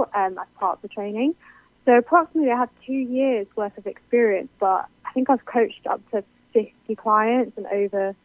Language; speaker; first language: English; native; English